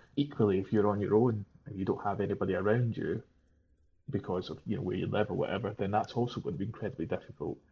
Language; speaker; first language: English; native; English